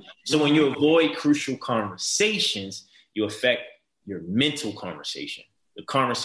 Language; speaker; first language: English; native; English